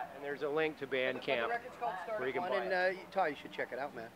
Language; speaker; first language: English; native; English